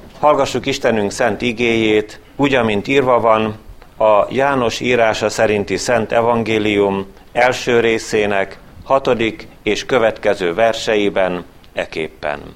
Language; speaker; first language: Hungarian; native; Hungarian